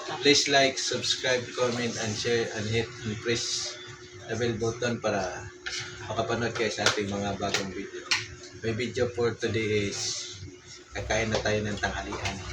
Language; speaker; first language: Filipino; non-native, local second language; Cebuano